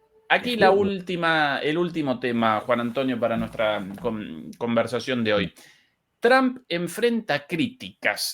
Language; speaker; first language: Spanish; native; Spanish